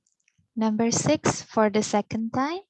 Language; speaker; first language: English; non-native, fluent; Indonesian